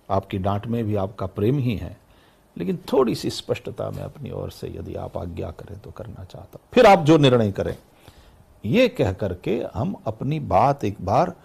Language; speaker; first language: Hindi; non-native, local second language; Gujarati